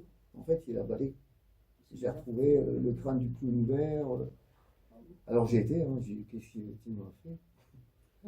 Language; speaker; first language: French; native; French